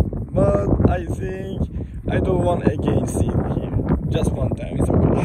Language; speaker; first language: English; non-native, learner; Turkish